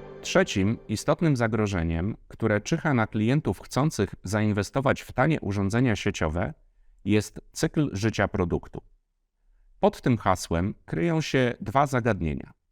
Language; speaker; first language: Polish; native; Polish